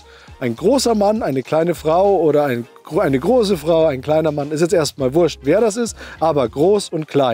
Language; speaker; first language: German; native; German